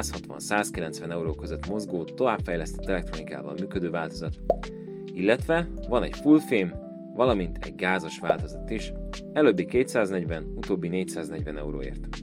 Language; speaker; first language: Hungarian; native; Hungarian